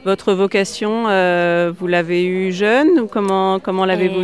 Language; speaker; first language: French; native; French